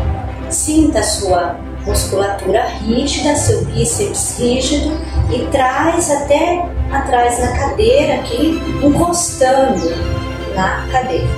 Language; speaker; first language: Portuguese; native; Portuguese